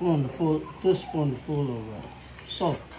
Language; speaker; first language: English; non-native, local second language; Filipino